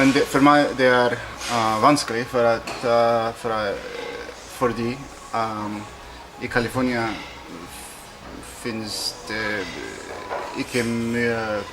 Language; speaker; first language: Norwegian; non-native, learner; Spanish